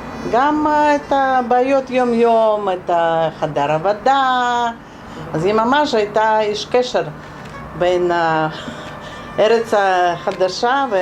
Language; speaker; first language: Hebrew; non-native, fluent; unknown